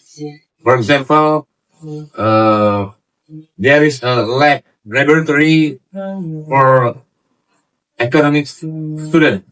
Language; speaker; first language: English; non-native, learner; Indonesian